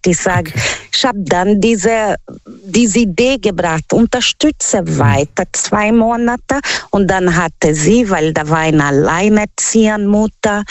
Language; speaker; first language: German; non-native, fluent; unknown